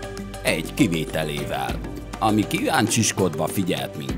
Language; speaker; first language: Hungarian; native; Hungarian